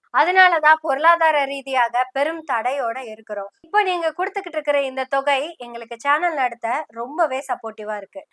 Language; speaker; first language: Tamil; non-native, local second language; Malayalam